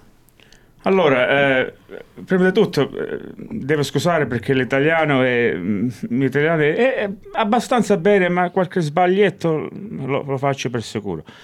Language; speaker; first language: Italian; early bilingual, heritage; English